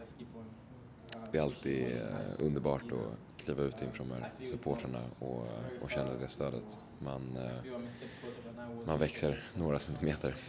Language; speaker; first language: Swedish; native; Swedish